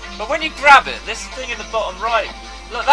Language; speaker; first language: English; native; English